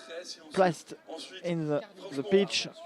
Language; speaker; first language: English; non-native, learner; French